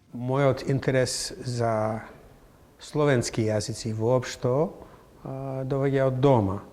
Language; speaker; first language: Macedonian; non-native, fluent; English